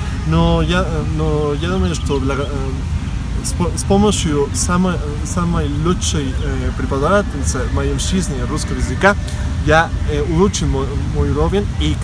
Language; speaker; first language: Russian; non-native, learner; Spanish